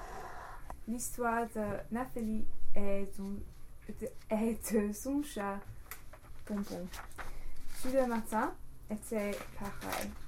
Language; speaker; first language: French; non-native, learner; English